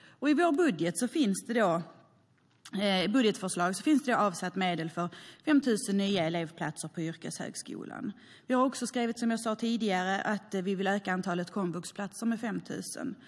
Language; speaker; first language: Swedish; native; Swedish